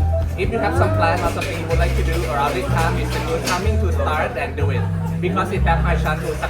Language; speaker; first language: English; non-native, fluent; Thai